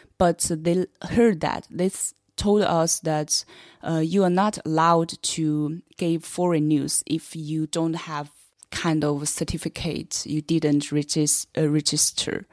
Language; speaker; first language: English; non-native, fluent; Chinese